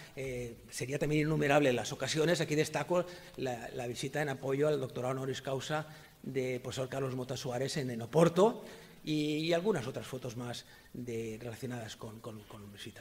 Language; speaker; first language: Spanish; native; Spanish